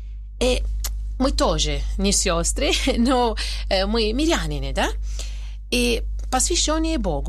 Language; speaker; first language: Russian; non-native, fluent; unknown